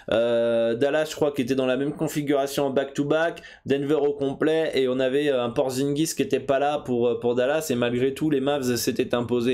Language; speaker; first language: French; native; French